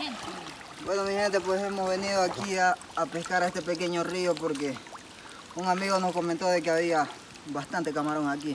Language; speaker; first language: Spanish; native; Spanish